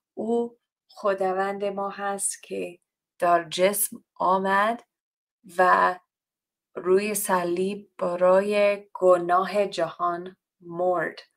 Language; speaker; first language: Persian; non-native, fluent; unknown